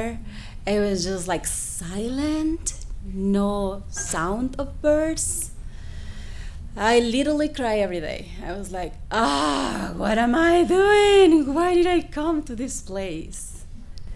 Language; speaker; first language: English; non-native, fluent; Spanish